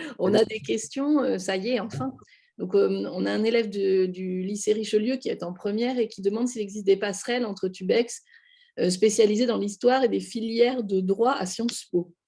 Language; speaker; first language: French; native; French